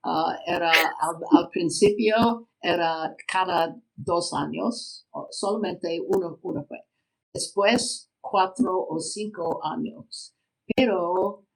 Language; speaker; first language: Spanish; non-native, learner; English